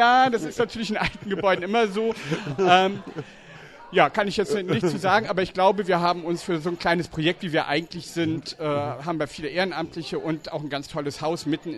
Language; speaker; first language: German; native; German